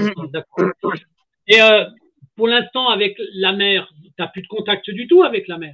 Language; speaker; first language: French; native; French